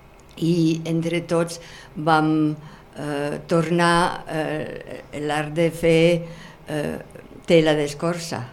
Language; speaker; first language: Catalan; non-native, fluent; German